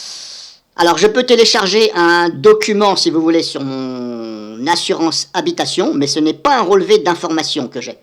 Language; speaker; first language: French; native; French